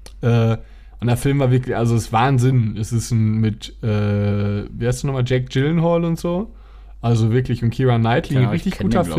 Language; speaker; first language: German; native; German